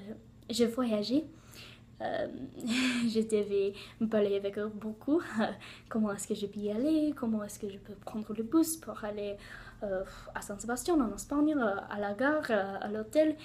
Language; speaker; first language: French; non-native, learner; English